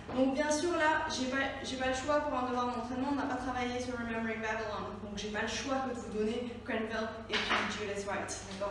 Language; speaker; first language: French; native; French